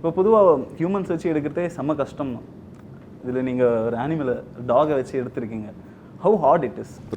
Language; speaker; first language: Tamil; native; Tamil